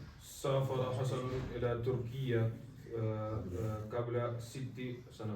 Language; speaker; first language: Arabic; non-native, learner; Kashmiri